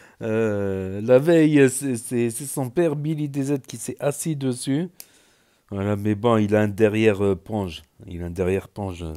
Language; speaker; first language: French; native; French